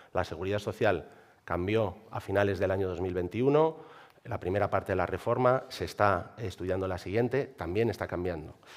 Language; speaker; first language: Spanish; native; Spanish